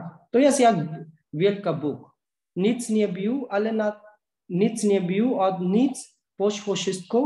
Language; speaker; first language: Polish; non-native, learner; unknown